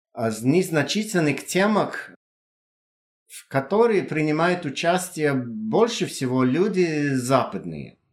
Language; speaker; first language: Russian; non-native, fluent; English